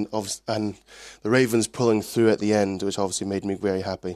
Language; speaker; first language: English; native; English